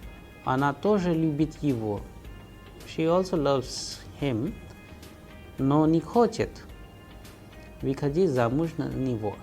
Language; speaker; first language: Russian; non-native, fluent; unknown